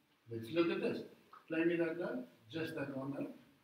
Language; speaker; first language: English; non-native, local second language; Afrikaans